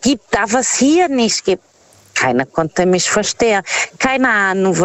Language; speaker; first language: German; non-native, fluent; Portuguese